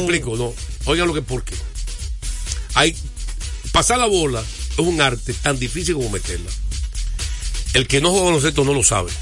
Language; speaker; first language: Spanish; native; Spanish